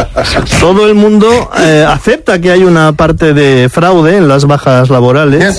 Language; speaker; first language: Spanish; native; Spanish